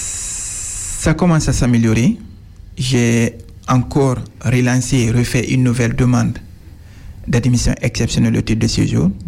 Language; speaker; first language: French; non-native, local second language; Fula